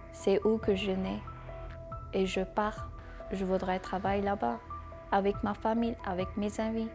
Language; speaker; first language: French; non-native, fluent; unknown